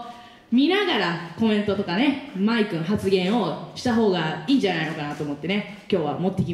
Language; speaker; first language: Japanese; native; Japanese